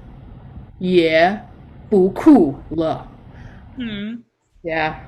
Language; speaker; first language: Chinese; non-native, fluent; English